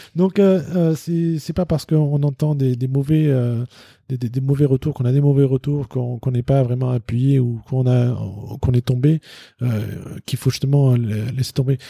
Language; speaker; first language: French; native; French